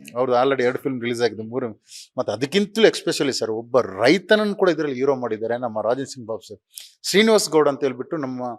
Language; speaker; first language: Kannada; non-native, local second language; Tulu